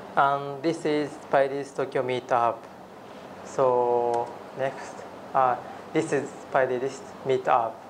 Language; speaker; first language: English; non-native, learner; Japanese